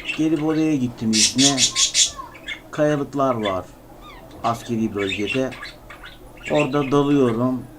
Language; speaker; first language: Turkish; native; Turkish